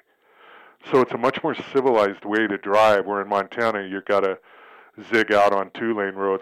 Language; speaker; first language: English; native; English